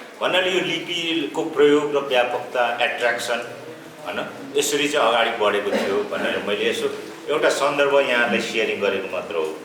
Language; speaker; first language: Nepali; non-native, local second language; Limbu